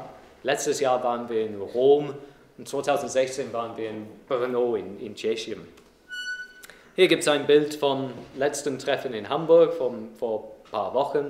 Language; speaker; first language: German; non-native, fluent; English